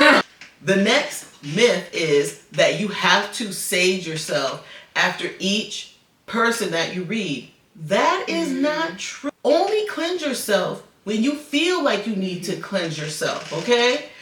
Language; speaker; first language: English; native; English